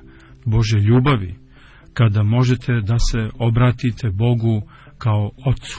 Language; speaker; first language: Serbian; native; Serbian